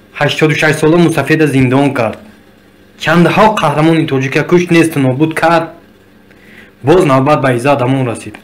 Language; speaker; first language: Tajik; native; Tajik